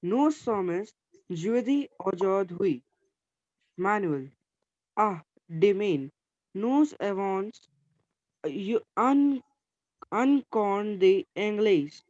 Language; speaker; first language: French; non-native, learner; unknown